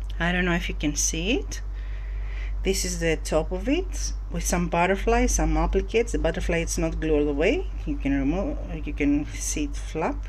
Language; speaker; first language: English; non-native, fluent; Greek